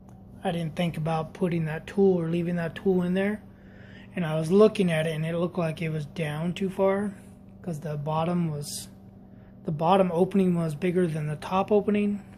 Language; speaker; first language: English; native; English